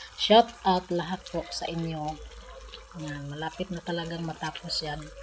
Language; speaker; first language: Filipino; non-native, local second language; Cebuano